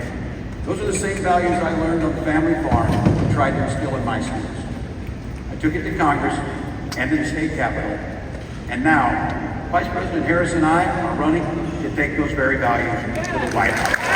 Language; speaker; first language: English; native; English